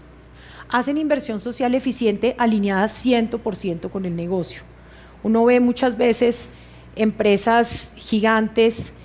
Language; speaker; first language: Spanish; native; Spanish